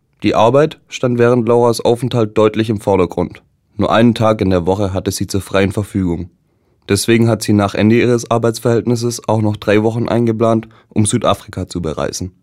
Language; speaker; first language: German; native; German